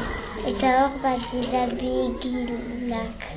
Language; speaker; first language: Basque; non-native, local second language; French